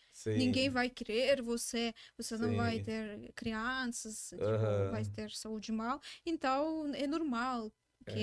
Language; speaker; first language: Portuguese; non-native, learner; Russian